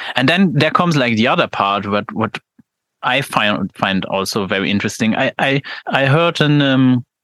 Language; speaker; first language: English; non-native, fluent; Luxembourgish